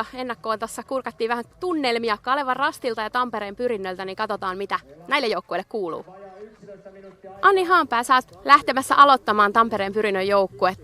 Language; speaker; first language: Finnish; native; Finnish